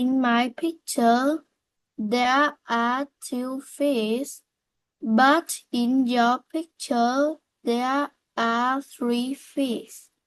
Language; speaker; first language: English; non-native, learner; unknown